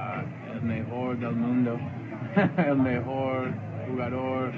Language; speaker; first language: Spanish; non-native, learner; English